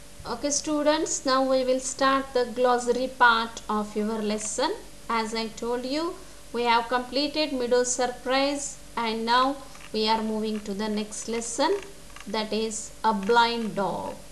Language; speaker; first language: English; non-native, local second language; Kannada